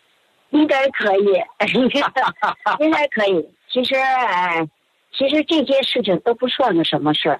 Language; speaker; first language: Chinese; native; Chinese